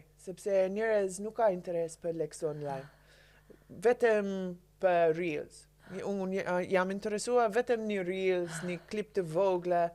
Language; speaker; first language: Albanian; non-native, learner; English